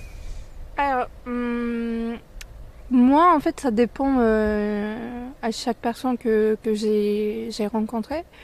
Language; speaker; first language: French; non-native, fluent; Turkish